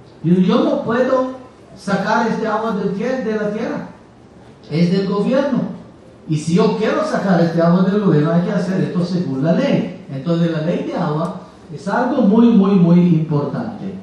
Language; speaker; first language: Spanish; non-native, fluent; Hebrew